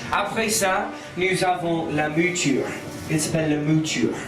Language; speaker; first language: French; non-native, learner; English